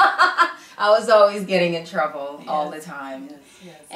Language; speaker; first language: English; early bilingual, other home language; Igbo